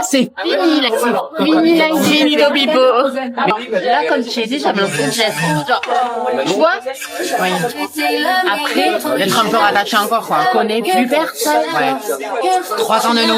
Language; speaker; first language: French; native; French